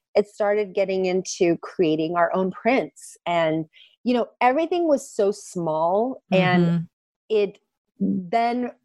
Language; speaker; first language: English; early bilingual, other home language; Turkish